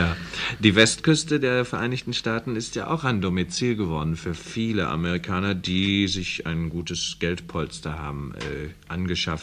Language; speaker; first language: German; native; German